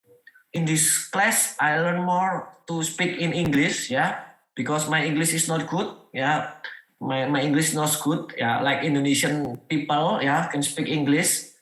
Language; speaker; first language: English; non-native, learner; Indonesian